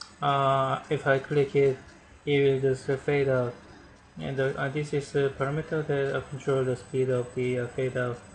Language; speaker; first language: English; non-native, learner; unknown